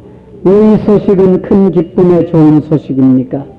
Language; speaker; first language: Korean; native; Korean